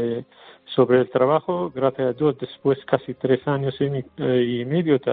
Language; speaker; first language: Spanish; non-native, learner; Arabic